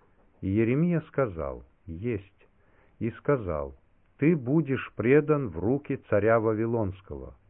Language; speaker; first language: Russian; native; Russian